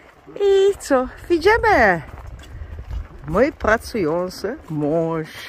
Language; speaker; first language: Polish; non-native, learner; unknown